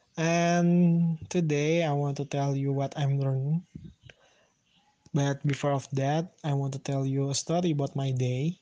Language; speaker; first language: English; non-native, learner; Indonesian